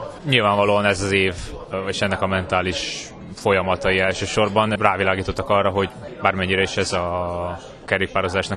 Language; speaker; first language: Hungarian; native; Hungarian